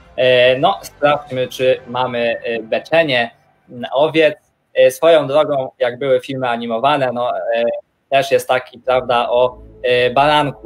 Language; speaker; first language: Polish; native; Polish